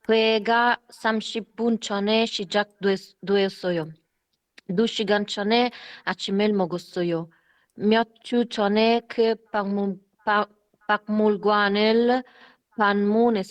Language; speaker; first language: Korean; non-native, learner; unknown